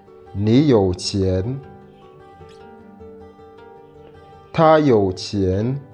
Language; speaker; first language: Chinese; non-native, fluent; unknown